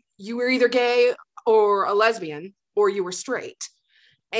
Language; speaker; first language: English; native; English